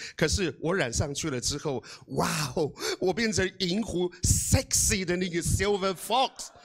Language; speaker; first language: Chinese; non-native, local second language; Amis